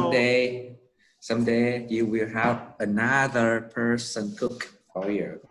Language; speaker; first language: English; non-native, learner; Vietnamese